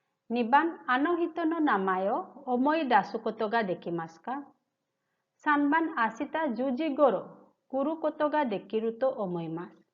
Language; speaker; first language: Japanese; non-native, fluent; Hindi